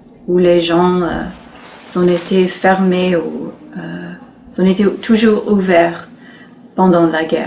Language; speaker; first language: French; non-native, learner; English